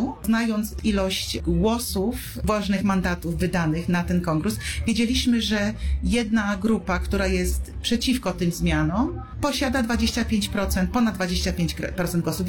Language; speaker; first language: Polish; native; Polish